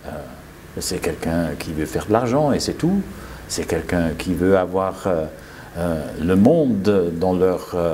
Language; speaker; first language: French; non-native, fluent; German